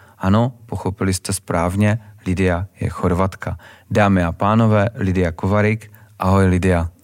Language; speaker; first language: Czech; native; Czech